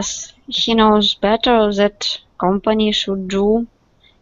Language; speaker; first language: English; non-native, learner; Russian